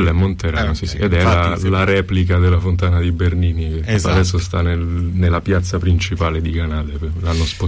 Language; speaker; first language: Italian; native; Italian